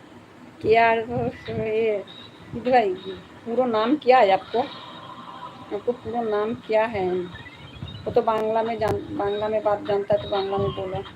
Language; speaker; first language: Hindi; non-native, local second language; Bangla